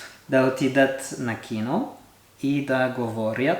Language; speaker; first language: Bulgarian; non-native, learner; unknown